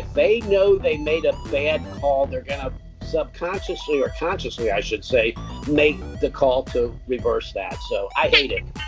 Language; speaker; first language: English; native; English